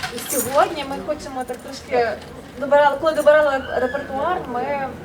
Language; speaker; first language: Ukrainian; native; Ukrainian